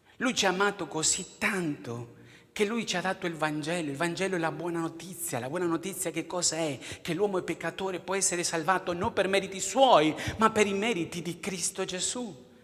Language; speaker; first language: Italian; non-native, fluent; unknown